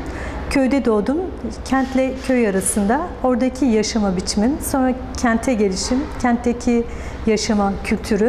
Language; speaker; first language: Turkish; native; Turkish